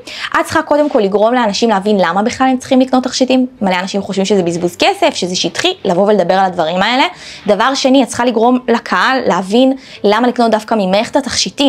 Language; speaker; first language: Hebrew; native; Hebrew